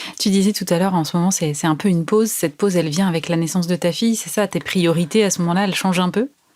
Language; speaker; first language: French; native; French